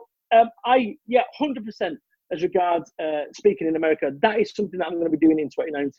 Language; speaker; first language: English; native; English